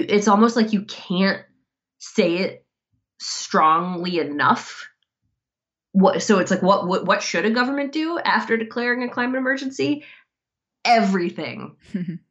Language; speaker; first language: English; native; English